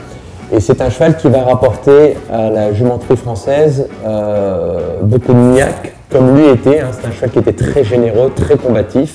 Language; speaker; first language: French; native; French